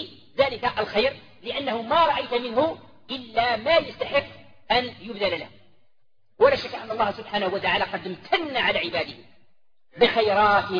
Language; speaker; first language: Arabic; native; Arabic